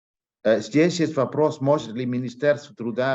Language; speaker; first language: Russian; non-native, learner; Dutch